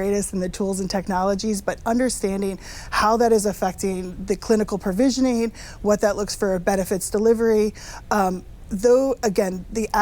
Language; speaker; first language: English; native; English